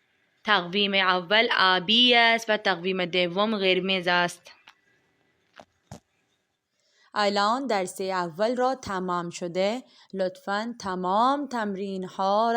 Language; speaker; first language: Persian; non-native, fluent; Urdu